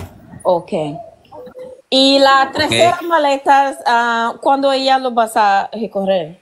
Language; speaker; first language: Spanish; non-native, learner; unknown